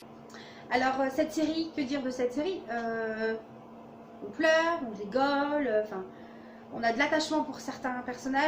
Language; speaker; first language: French; native; French